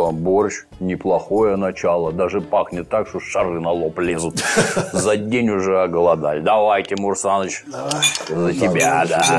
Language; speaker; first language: Russian; native; Russian